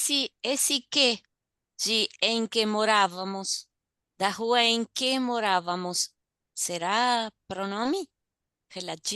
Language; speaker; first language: Portuguese; non-native, fluent; Spanish